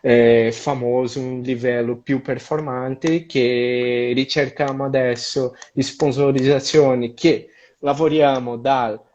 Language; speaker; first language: Italian; non-native, learner; Portuguese